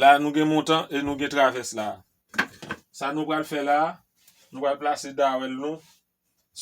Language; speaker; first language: French; non-native, learner; Haitian Creole